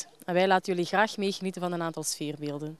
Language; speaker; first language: Dutch; native; Dutch